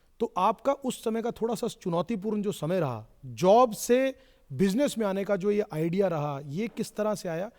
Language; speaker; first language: Hindi; native; Hindi